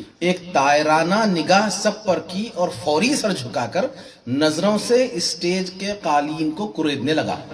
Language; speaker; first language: Urdu; native; Urdu